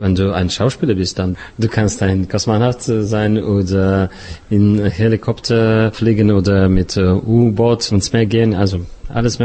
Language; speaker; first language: German; non-native, fluent; Russian